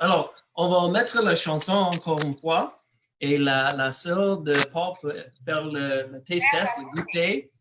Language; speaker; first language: French; non-native, learner; English